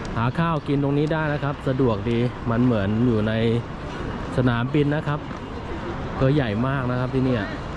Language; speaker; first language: Thai; non-native, fluent; Chinese